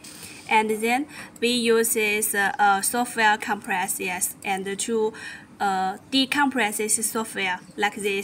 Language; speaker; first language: English; non-native, learner; Chinese